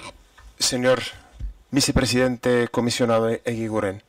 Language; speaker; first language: Spanish; non-native, fluent; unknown